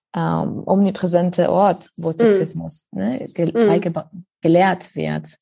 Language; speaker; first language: German; non-native, fluent; Spanish